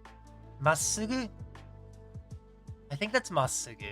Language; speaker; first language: Japanese; non-native, learner; English